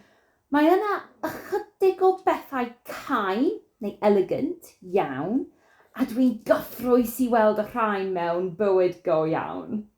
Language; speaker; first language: Welsh; non-native, fluent; English